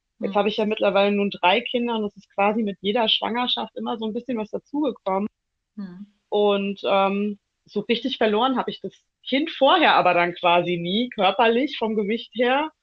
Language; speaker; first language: German; early bilingual, other home language; Italian